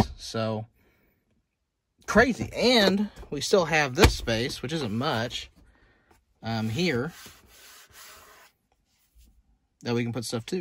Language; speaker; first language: English; native; English